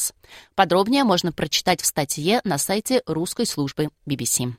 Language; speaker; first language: Russian; native; Russian